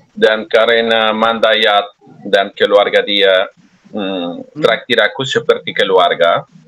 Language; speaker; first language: Indonesian; non-native, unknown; Spanish